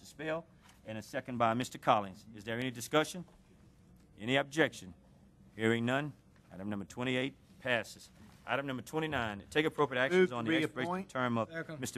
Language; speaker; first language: English; native; English